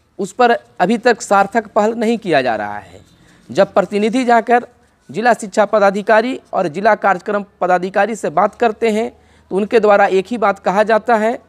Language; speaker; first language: Hindi; native; Hindi